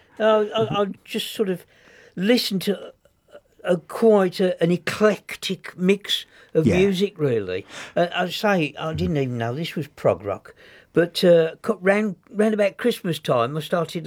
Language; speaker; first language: English; native; English